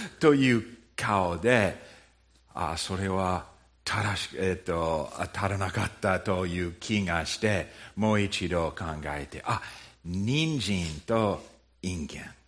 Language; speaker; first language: Japanese; non-native, fluent; English